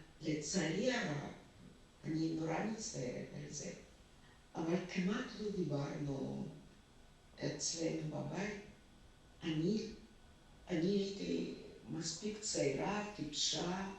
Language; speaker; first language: Hebrew; non-native, fluent; Russian